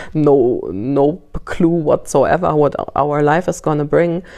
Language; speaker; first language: English; early bilingual, other home language; German